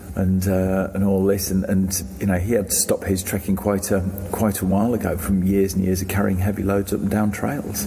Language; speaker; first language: English; native; English